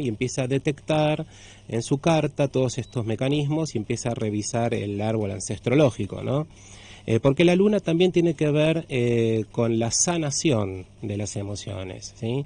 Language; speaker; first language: Spanish; native; Spanish